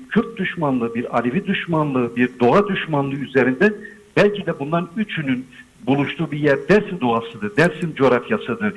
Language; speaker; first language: Turkish; non-native, local second language; Zaza